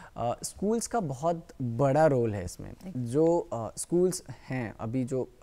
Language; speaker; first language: Hindi; native; Hindi